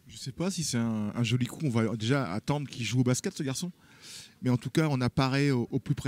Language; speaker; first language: French; native; French